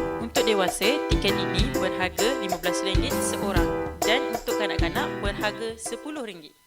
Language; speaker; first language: Malay; native; Malay